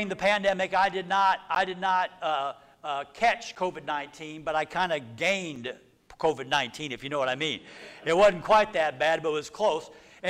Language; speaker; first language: English; native; English